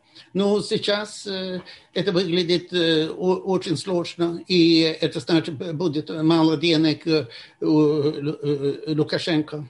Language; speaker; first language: Russian; non-native, fluent; Swedish